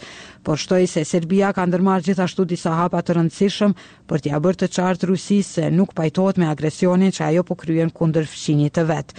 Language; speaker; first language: Albanian; native; Albanian